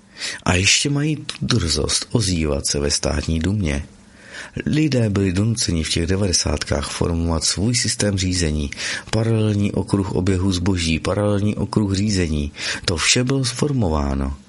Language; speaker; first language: Czech; native; Czech